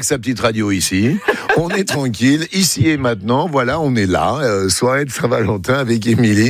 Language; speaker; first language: French; native; French